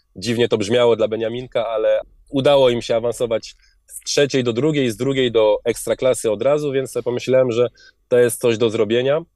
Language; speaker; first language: Polish; early bilingual, heritage; Polish